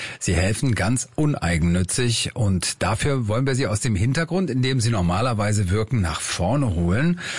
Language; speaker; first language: German; native; German